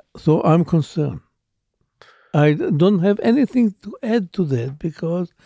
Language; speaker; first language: English; non-native, fluent; Hebrew